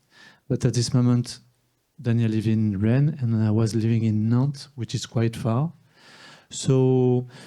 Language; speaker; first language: English; non-native, learner; French